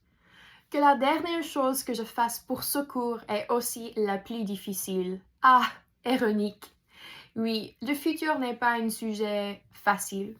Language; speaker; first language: French; non-native, fluent; English